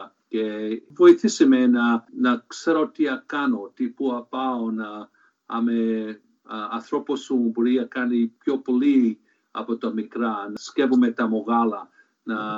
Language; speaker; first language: Greek; early bilingual, heritage; Greek